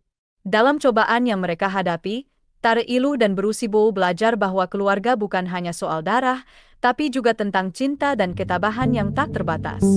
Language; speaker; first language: Indonesian; native; Indonesian